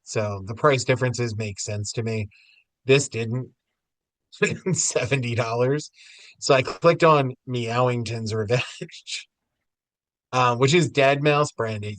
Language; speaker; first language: English; native; English